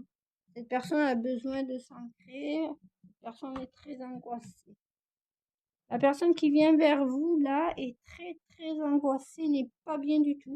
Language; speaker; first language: French; native; French